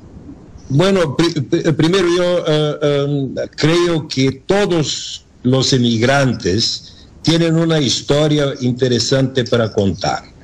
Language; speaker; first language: Spanish; non-native, learner; Bulgarian